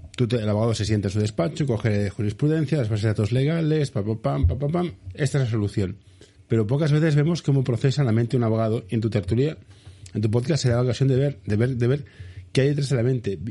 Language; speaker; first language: Spanish; native; Spanish